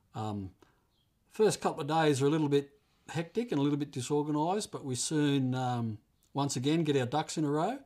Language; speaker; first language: English; native; English